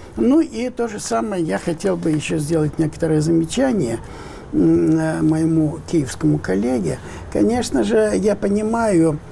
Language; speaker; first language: Russian; non-native, local second language; Ukrainian